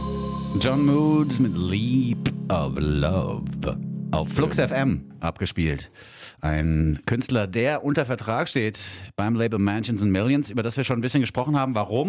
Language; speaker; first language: German; native; German